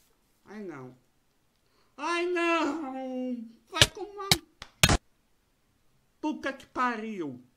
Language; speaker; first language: Portuguese; native; Portuguese